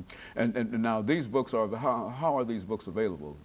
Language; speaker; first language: English; native; English